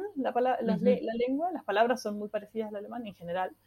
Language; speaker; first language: Spanish; non-native, local second language; German